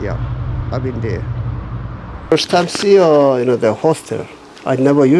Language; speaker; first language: English; non-native, learner; Korean